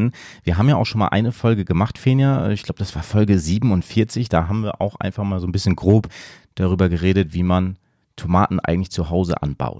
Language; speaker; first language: German; native; German